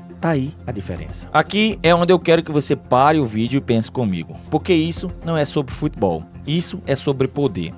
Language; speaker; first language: Portuguese; native; Portuguese